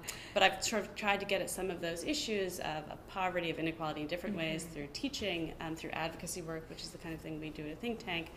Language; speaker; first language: English; native; English